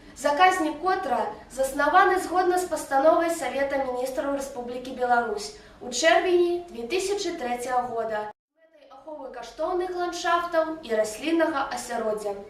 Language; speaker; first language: Belarusian; native; Belarusian